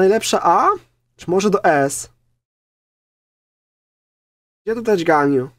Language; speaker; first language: Polish; native; Polish